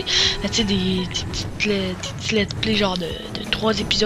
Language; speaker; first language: French; native; French